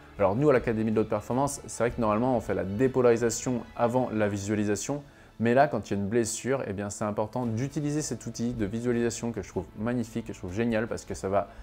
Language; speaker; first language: French; native; French